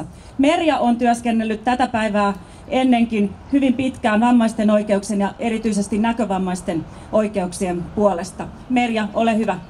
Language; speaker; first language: Finnish; native; Finnish